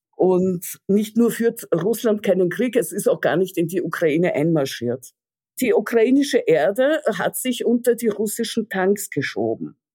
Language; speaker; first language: German; early bilingual, other home language; Russian